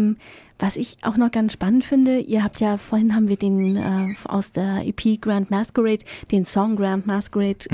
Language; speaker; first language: German; native; German